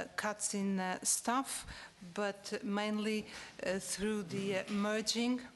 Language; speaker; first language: English; non-native, fluent; Portuguese